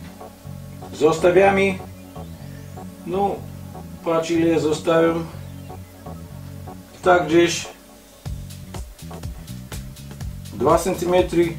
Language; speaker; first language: Polish; non-native, learner; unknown